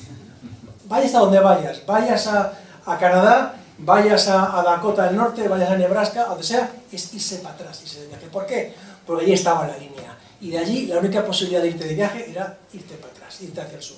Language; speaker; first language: Spanish; native; Spanish